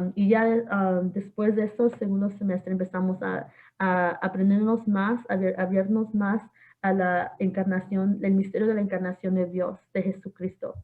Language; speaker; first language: Spanish; early bilingual, heritage; Spanish